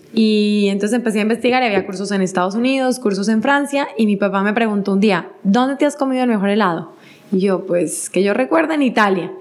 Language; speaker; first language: Spanish; native; Spanish